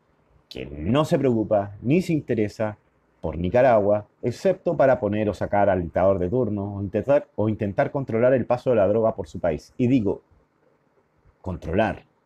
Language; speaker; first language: Spanish; native; Spanish